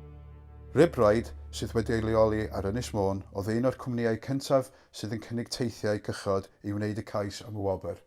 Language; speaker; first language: Welsh; native; Welsh